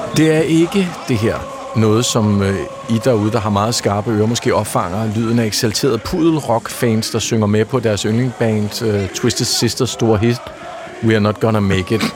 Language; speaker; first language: Danish; native; Danish